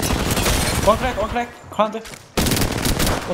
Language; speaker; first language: English; non-native, learner; Korean